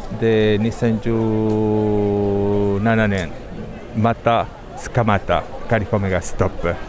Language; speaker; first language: Japanese; non-native, learner; Spanish